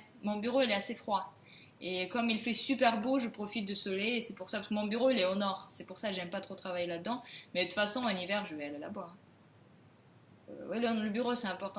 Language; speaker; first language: French; non-native, fluent; Russian